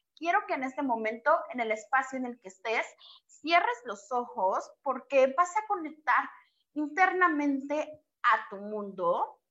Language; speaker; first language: Spanish; native; Spanish